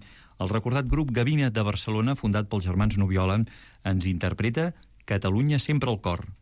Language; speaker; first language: Catalan; native; Catalan